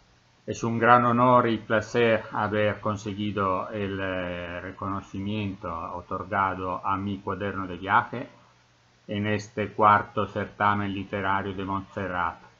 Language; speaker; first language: Spanish; non-native, fluent; Italian